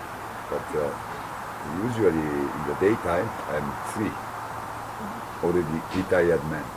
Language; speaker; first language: English; non-native, learner; Japanese